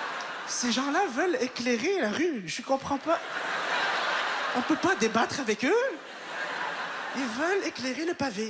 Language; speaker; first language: French; native; French